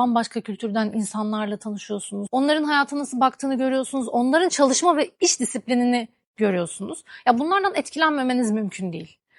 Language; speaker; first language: Turkish; native; Turkish